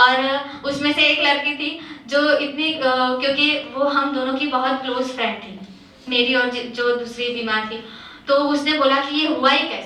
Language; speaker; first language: Hindi; native; Hindi